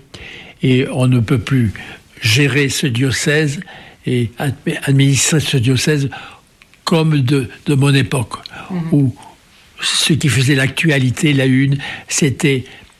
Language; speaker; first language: French; native; French